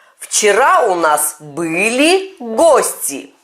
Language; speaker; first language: Russian; non-native, fluent; Turkish